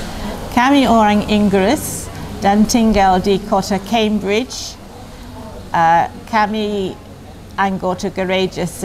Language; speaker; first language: Indonesian; non-native, fluent; English